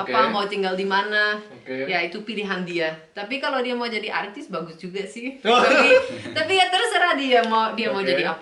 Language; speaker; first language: Indonesian; non-native, fluent; Dutch